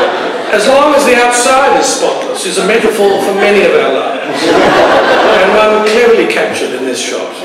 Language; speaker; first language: English; native; English